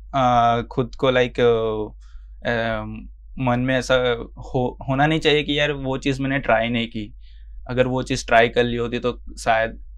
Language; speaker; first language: Hindi; non-native, local second language; Gujarati